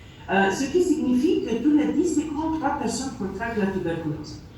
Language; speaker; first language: French; non-native, learner; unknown